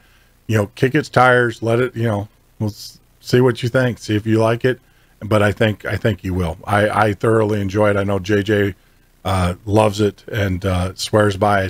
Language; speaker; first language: English; native; English